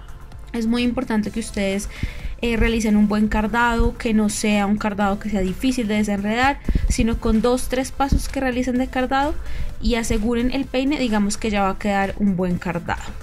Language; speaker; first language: Spanish; native; Spanish